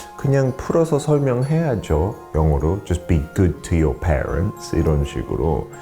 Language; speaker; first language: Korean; early bilingual, heritage; Korean